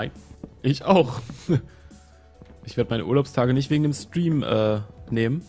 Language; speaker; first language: German; native; German